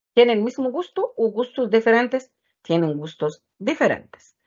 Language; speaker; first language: Spanish; non-native, fluent; Arabic